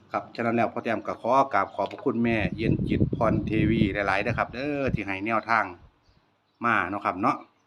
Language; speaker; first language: Thai; native; Thai